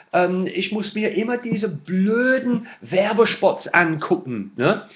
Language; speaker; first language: German; non-native, fluent; English